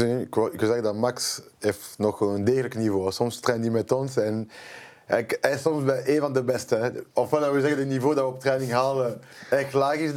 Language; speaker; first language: Dutch; non-native, local second language; French